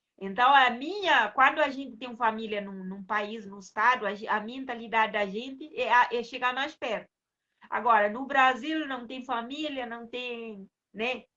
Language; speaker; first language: Portuguese; non-native, local second language; Kabuverdianu